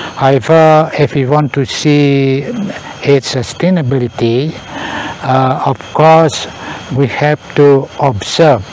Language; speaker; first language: English; non-native, learner; Indonesian